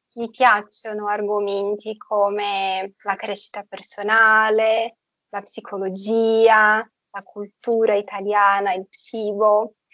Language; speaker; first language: Italian; non-native, fluent; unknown